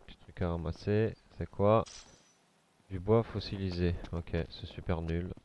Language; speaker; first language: French; native; French